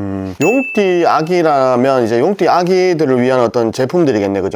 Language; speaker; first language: Korean; native; Korean